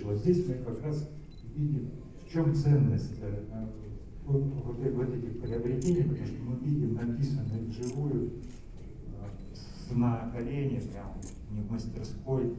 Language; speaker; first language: Russian; native; Russian